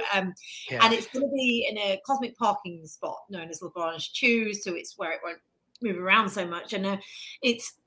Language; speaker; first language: English; native; English